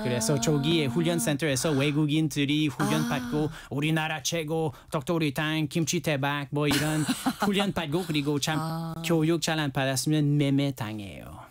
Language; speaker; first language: Korean; non-native, learner; French